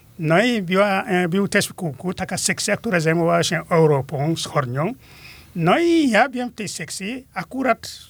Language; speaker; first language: Polish; non-native, fluent; Fula